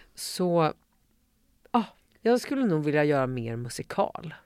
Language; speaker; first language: Swedish; native; Swedish